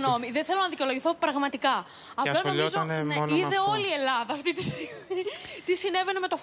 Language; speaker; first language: Greek; native; Greek